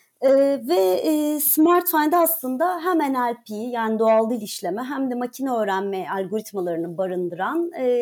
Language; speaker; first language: Turkish; native; Turkish